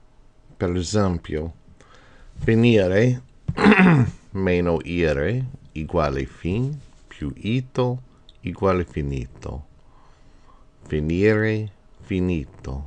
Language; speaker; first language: Italian; non-native, fluent; English